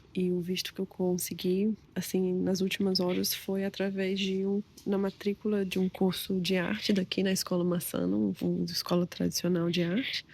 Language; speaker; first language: Portuguese; native; Portuguese